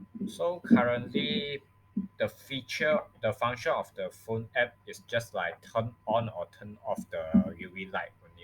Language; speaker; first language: English; non-native, local second language; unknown